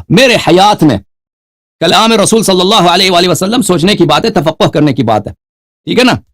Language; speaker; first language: Urdu; non-native, fluent; Persian